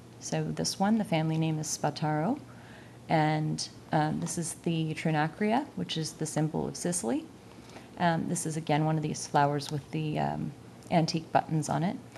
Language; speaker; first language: English; native; English